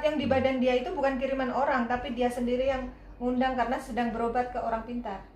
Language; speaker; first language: Indonesian; native; Indonesian